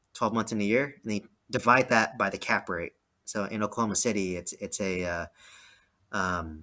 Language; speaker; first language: English; native; English